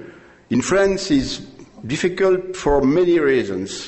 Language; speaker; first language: English; non-native, learner; French